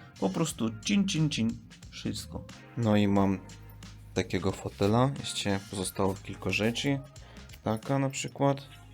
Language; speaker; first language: Polish; non-native, learner; Russian